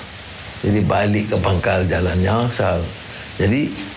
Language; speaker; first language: Malay; native; Malay